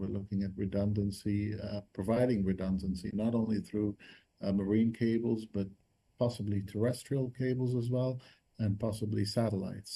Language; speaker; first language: English; non-native, fluent; Arabic